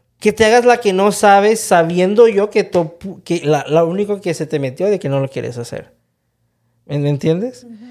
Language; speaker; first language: Spanish; early bilingual, heritage; Spanish